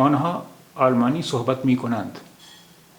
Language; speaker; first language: Persian; non-native, fluent; Urdu